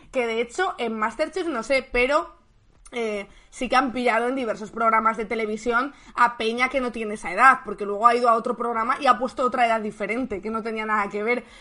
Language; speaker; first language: Spanish; native; Spanish